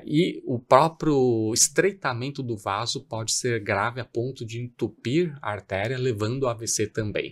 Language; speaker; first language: Portuguese; native; Portuguese